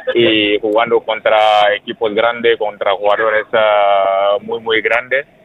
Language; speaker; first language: Spanish; non-native, fluent; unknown